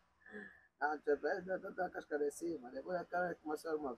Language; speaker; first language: Portuguese; non-native, local second language; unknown